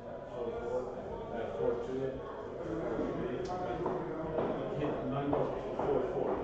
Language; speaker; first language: English; non-native, learner; Norwegian